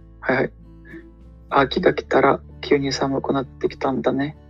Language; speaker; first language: Japanese; non-native, learner; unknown